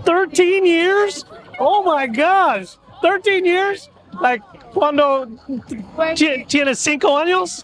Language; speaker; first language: Spanish; non-native, learner; English